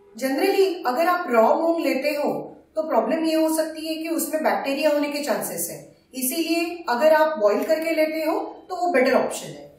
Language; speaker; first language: Hindi; native; Hindi